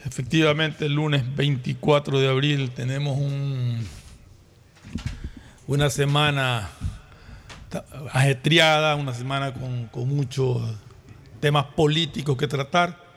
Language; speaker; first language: Spanish; native; Spanish